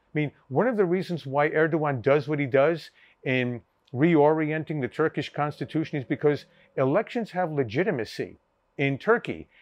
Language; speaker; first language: English; early bilingual, other home language; Greek